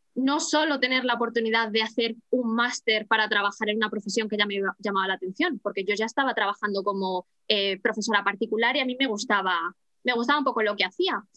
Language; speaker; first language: Spanish; native; Spanish